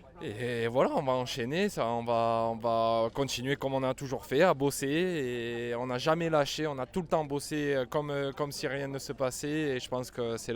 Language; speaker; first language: French; native; French